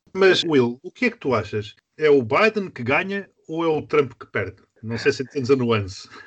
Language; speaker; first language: Portuguese; native; Portuguese